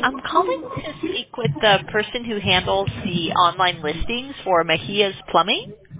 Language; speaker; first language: English; native; English